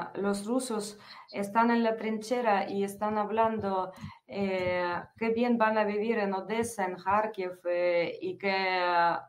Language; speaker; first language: Spanish; non-native, fluent; Ukrainian